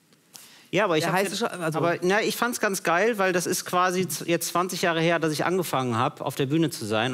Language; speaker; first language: German; native; German